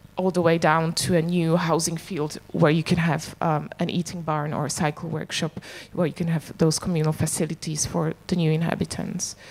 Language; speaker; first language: English; non-native, fluent; Slovak